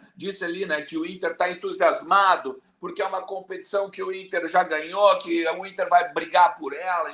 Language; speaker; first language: Portuguese; native; Portuguese